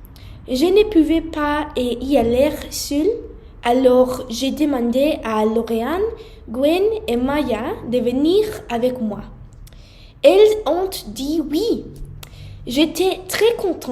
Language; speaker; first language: French; non-native, learner; English